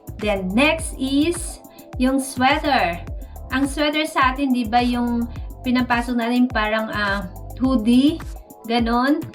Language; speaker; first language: Filipino; native; Filipino